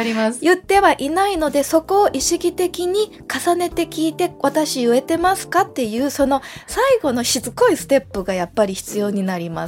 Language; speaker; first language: Japanese; native; Japanese